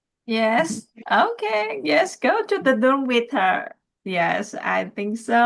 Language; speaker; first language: English; non-native, learner; Vietnamese